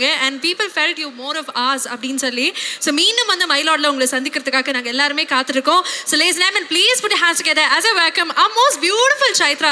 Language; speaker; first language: Tamil; native; Tamil